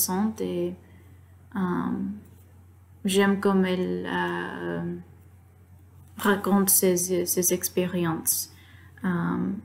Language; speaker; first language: French; non-native, learner; Spanish